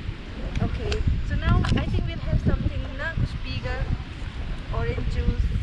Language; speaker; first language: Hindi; non-native, local second language; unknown